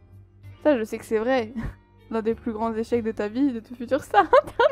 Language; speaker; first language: French; native; French